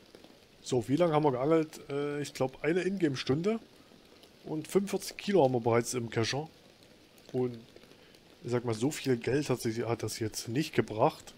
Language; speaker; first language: German; native; German